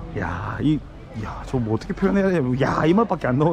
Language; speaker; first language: Korean; native; Korean